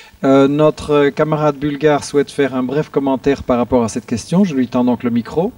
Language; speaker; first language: French; native; French